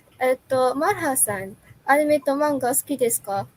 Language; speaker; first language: Japanese; non-native, learner; Malay